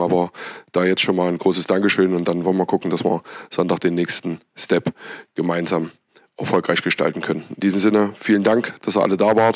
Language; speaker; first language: German; native; German